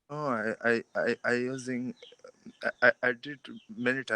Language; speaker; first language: English; non-native, learner; Bangla